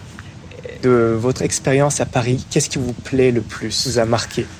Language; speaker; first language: French; native; French